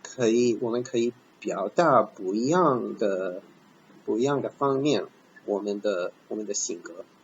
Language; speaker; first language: Chinese; non-native, fluent; English